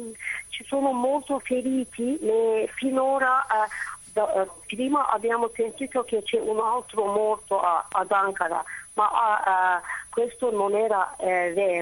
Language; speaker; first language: Italian; non-native, fluent; Turkish